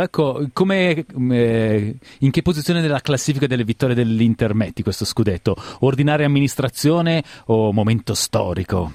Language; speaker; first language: Italian; native; Italian